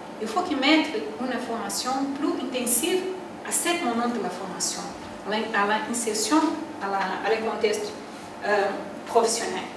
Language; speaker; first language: French; non-native, learner; Portuguese